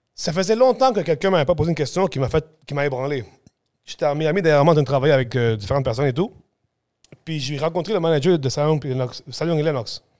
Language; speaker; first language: French; early bilingual, other home language; Spanish